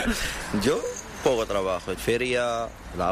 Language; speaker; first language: Spanish; non-native, learner; Arabic